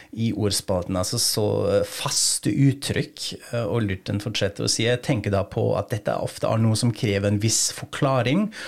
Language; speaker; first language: Norwegian; non-native, fluent; German